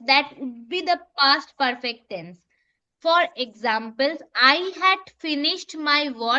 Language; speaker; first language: English; non-native, local second language; Bangla